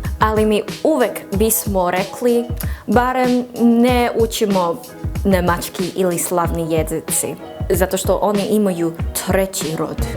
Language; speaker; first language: Croatian; non-native, learner; English